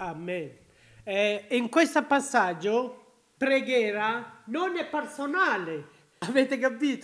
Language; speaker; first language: Italian; non-native, learner; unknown